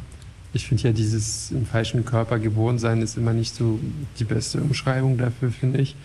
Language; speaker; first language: German; non-native, fluent; French